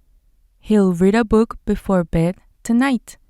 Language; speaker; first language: English; non-native, fluent; Spanish